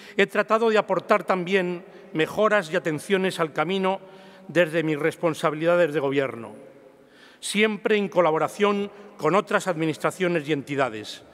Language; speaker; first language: Spanish; native; Spanish